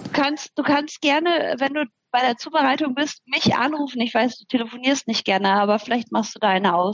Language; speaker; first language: German; native; German